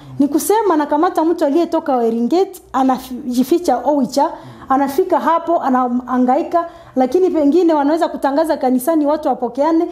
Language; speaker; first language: Swahili; non-native, local second language; Nande